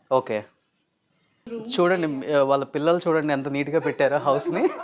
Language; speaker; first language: Telugu; native; Telugu